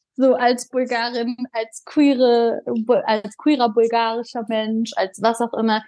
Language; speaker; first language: German; early bilingual, other home language; Bulgarian